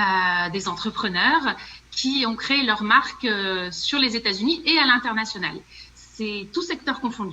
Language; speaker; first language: French; native; French